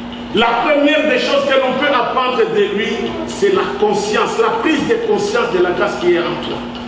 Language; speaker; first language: French; non-native, local second language; Lingala